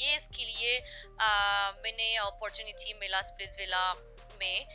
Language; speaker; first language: Hindi; non-native, learner; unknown